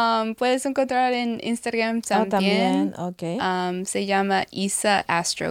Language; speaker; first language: Spanish; non-native, learner; English